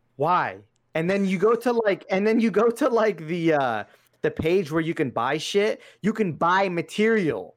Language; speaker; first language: English; early bilingual, other home language; Arabic